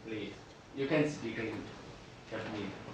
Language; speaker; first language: English; non-native, fluent; Chinese